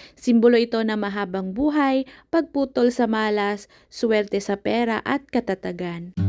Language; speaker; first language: Filipino; native; Filipino